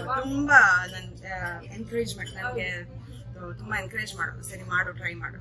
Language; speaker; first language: Kannada; non-native, local second language; Telugu